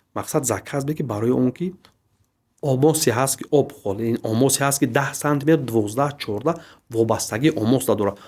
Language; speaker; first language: Tajik; native; Tajik